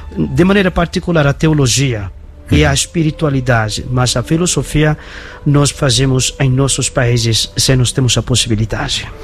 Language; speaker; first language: Portuguese; non-native, fluent; Bangla